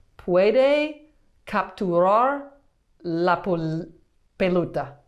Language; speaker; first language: Spanish; non-native, learner; English